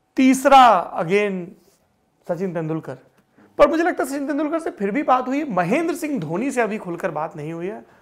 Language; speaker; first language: Hindi; native; Hindi